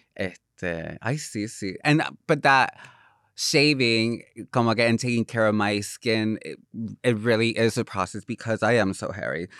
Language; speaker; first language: English; non-native, fluent; Spanish